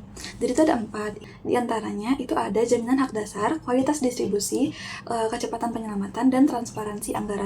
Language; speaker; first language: Indonesian; native; Indonesian